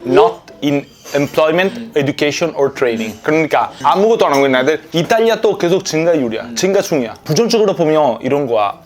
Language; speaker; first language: Korean; non-native, fluent; Italian